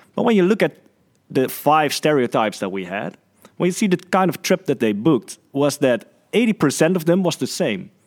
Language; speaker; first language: English; non-native, fluent; Dutch